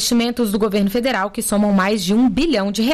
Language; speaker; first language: Portuguese; native; Portuguese